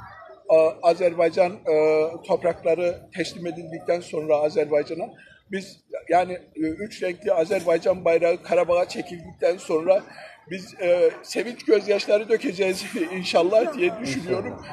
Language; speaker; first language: Turkish; early bilingual, heritage; Turkish